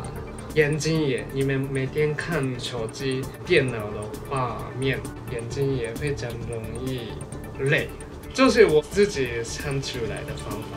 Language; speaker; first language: Chinese; non-native, fluent; Japanese